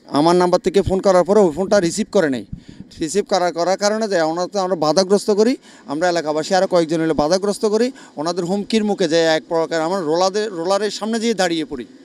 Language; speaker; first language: Bangla; native; Bangla